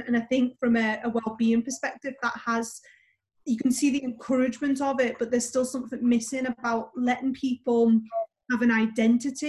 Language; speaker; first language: English; native; English